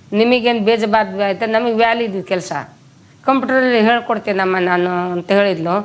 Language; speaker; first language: Kannada; non-native, local second language; Lambadi